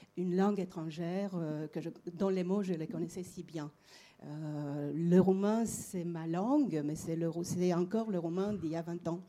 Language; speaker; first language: French; non-native, fluent; Romanian